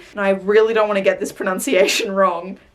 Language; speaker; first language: English; native; English